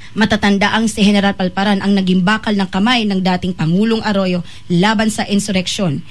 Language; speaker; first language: Filipino; native; Filipino